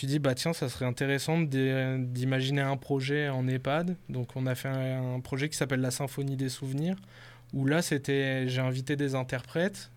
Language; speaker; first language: French; native; French